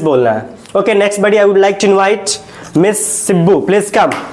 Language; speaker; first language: English; non-native, local second language; Hindi